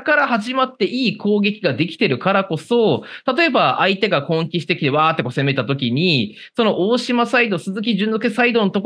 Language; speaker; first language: Japanese; native; Japanese